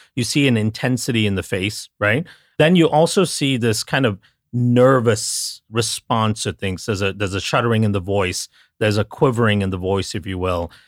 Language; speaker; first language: English; non-native, local second language; Tamil